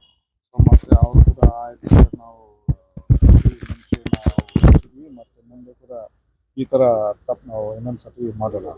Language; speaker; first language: Kannada; non-native, fluent; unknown